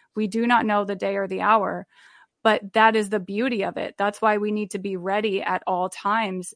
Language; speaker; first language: English; native; English